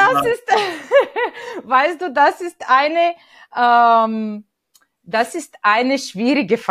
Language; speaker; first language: German; non-native, fluent; Bulgarian